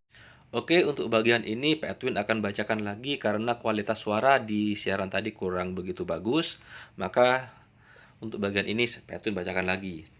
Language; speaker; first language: Indonesian; native; Indonesian